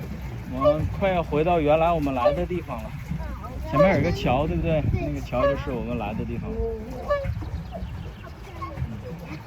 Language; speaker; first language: Chinese; native; Chinese